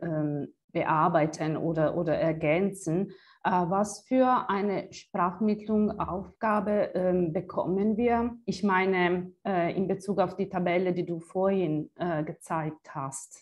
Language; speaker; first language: German; non-native, fluent; Italian